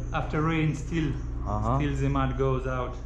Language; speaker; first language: English; non-native, learner; German